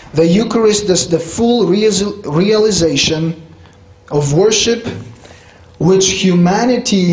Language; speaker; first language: English; non-native, fluent; Polish